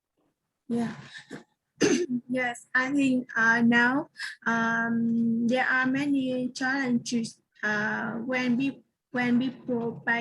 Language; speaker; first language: English; non-native, learner; Vietnamese